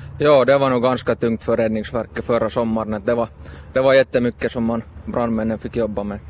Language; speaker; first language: Swedish; native; Swedish